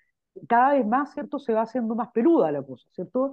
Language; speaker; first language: Spanish; native; Spanish